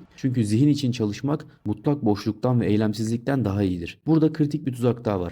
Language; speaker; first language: Turkish; native; Turkish